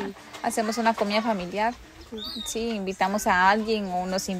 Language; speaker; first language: Spanish; native; Spanish